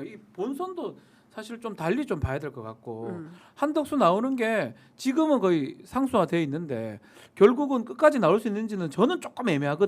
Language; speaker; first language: Korean; native; Korean